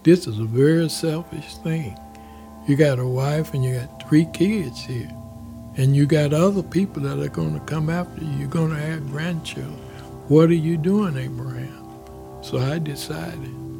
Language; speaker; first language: English; native; English